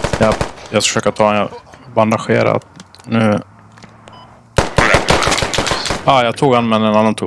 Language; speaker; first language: Swedish; native; Swedish